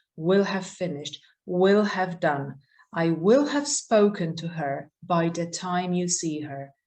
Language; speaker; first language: English; non-native, fluent; Polish